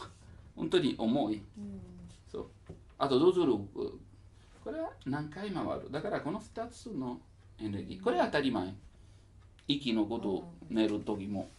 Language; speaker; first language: Japanese; non-native, learner; Italian